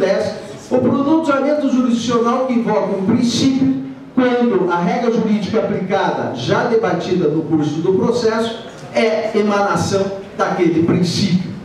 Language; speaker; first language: Portuguese; native; Portuguese